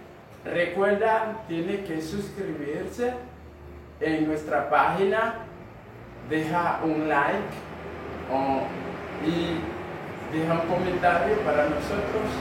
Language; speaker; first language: Spanish; non-native, fluent; Haitian Creole